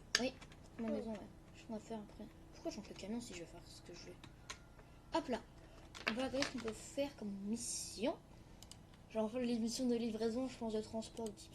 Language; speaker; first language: French; native; French